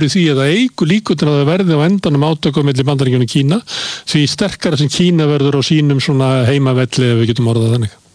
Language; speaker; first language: Icelandic; native; Icelandic